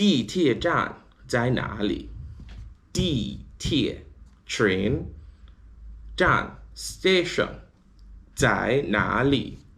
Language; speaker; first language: Chinese; non-native, learner; English